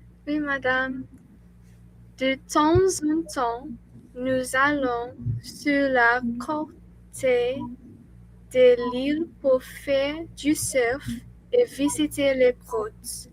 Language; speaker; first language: French; non-native, learner; English